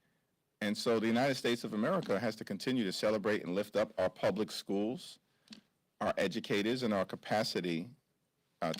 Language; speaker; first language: English; native; English